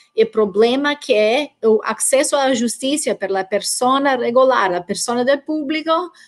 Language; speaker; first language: Portuguese; non-native, learner; English